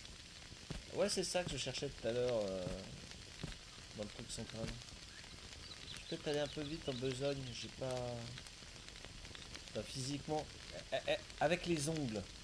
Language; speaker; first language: French; native; French